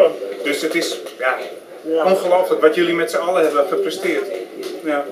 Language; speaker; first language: Dutch; native; Dutch